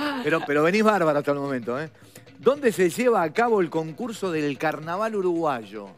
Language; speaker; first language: Spanish; native; Spanish